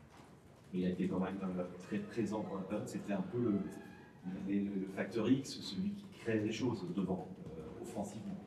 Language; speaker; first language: French; native; French